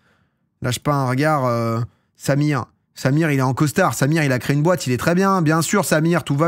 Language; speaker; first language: French; native; French